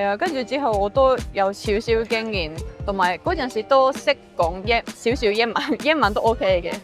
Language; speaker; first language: Cantonese; non-native, fluent; Japanese